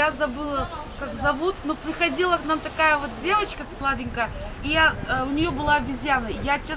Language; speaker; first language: Russian; native; Russian